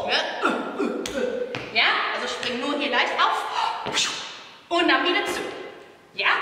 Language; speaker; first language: German; non-native, fluent; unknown